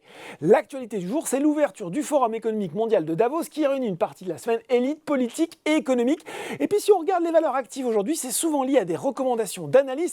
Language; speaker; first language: French; native; French